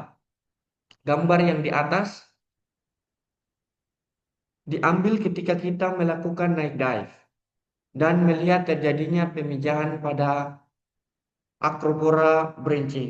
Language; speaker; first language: Indonesian; native; Indonesian